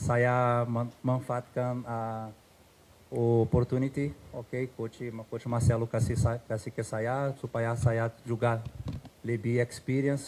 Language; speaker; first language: Indonesian; non-native, fluent; Portuguese